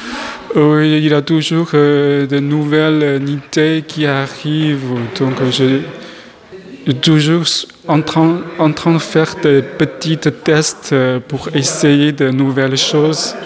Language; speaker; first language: French; non-native, fluent; Chinese